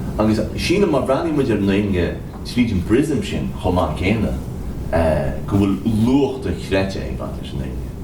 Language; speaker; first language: Irish; native; Irish